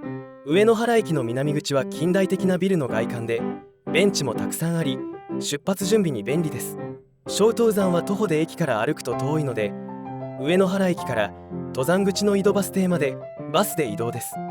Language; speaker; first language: Japanese; native; Japanese